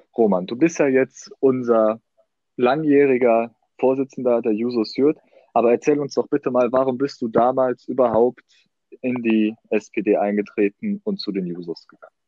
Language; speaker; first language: German; native; German